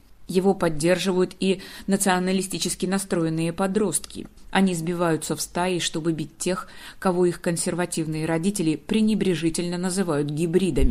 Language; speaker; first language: Russian; native; Russian